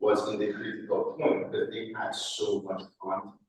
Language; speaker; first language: English; non-native, fluent; Persian